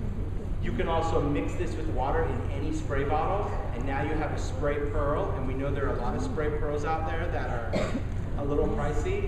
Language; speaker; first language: English; native; English